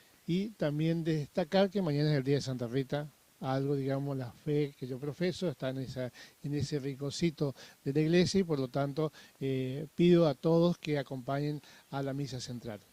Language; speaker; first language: Spanish; native; Spanish